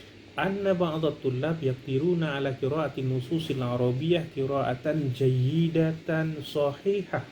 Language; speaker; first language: Arabic; non-native, fluent; Indonesian